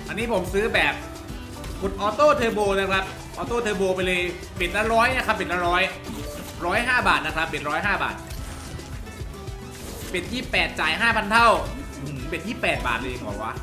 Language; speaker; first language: Thai; native; Thai